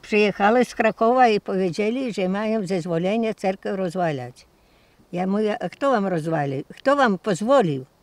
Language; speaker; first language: Polish; non-native, local second language; Rusyn